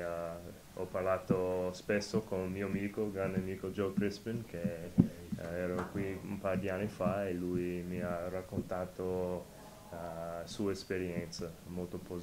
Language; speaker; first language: Italian; non-native, fluent; English